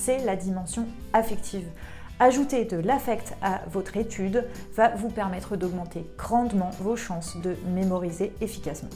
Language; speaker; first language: French; native; French